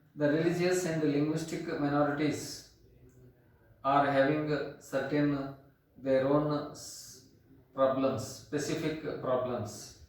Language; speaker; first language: English; non-native, local second language; Kannada